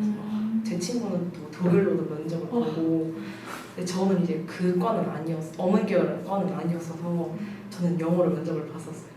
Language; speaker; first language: Korean; native; Korean